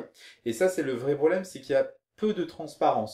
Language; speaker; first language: French; native; French